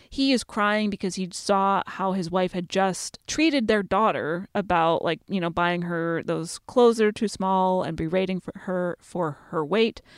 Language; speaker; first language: English; native; English